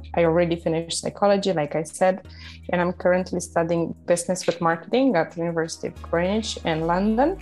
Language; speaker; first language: English; non-native, fluent; Romanian